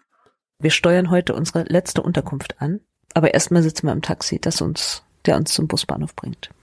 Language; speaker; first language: German; native; German